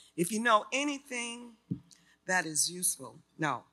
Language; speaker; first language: English; native; English